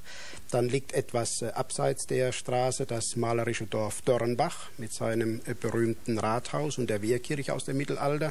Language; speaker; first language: German; native; German